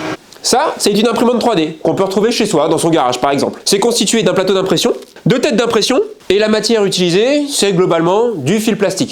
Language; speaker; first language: French; native; French